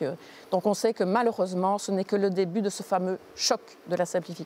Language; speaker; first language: French; native; French